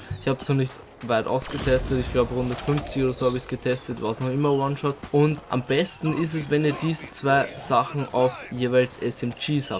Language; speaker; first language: German; native; German